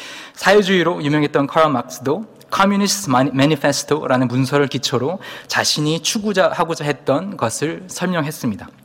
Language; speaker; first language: Korean; native; Korean